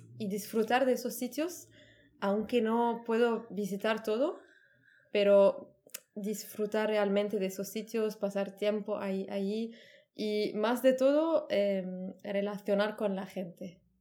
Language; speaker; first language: Spanish; non-native, learner; Arabic